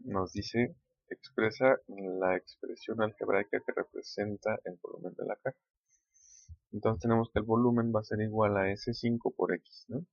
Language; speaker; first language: Spanish; native; Spanish